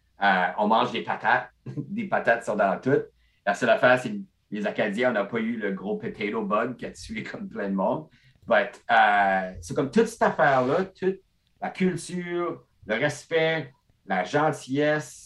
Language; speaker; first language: French; non-native, local second language; English